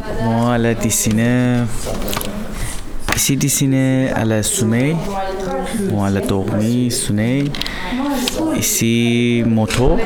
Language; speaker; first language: French; non-native, learner; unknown